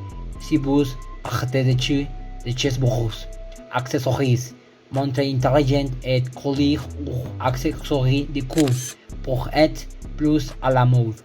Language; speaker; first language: French; non-native, learner; Spanish